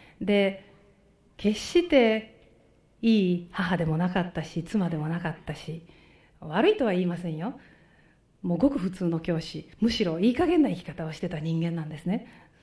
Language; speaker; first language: Japanese; native; Japanese